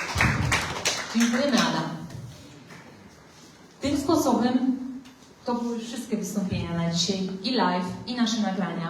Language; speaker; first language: Polish; native; Polish